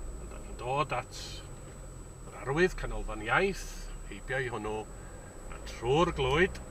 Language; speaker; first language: Welsh; native; Welsh